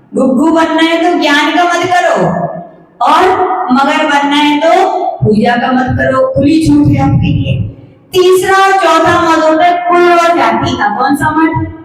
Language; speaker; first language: Hindi; native; Hindi